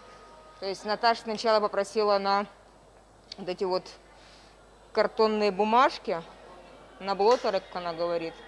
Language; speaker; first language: Russian; native; Russian